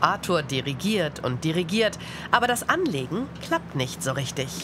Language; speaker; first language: German; native; German